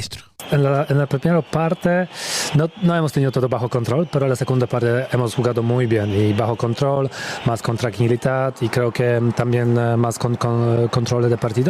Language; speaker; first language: Spanish; non-native, fluent; Polish